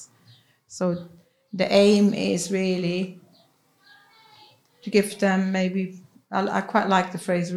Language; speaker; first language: English; non-native, fluent; Swiss German